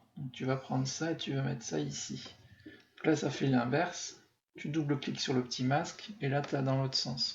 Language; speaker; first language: French; native; French